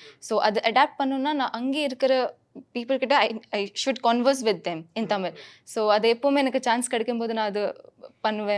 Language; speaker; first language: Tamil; non-native, fluent; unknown